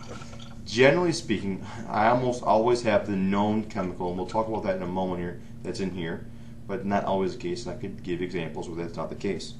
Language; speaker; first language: English; native; English